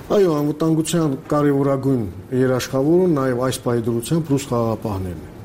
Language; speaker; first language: Armenian; native; Armenian